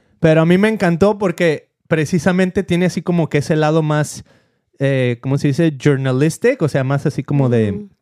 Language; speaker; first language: Spanish; native; Spanish